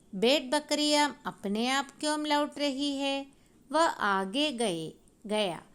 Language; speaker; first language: Hindi; non-native, local second language; Malayalam